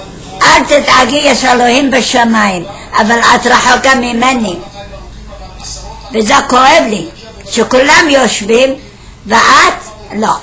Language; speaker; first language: Hebrew; non-native, fluent; Arabic